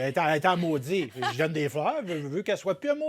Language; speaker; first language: French; native; French